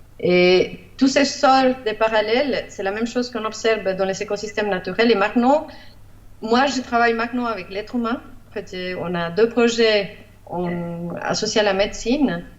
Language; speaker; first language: French; non-native, fluent; Spanish